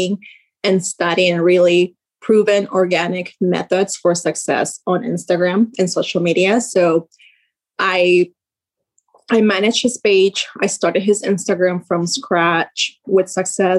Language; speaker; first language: English; native; English